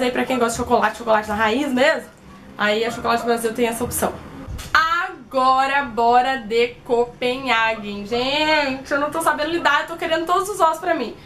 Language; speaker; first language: Portuguese; native; Portuguese